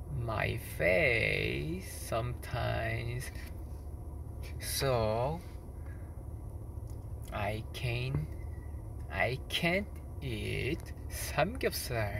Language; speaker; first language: English; non-native, learner; Korean